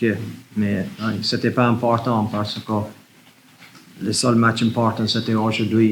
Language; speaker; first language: French; non-native, learner; English